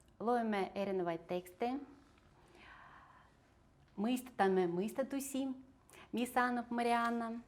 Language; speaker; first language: Estonian; non-native, local second language; Russian